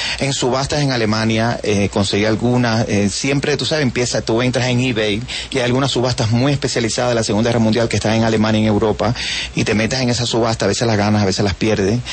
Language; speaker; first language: Spanish; native; Spanish